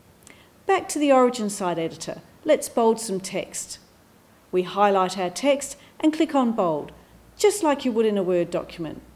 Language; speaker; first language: English; native; English